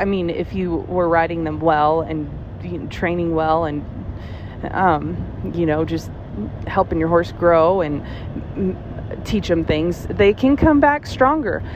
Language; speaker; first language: English; native; English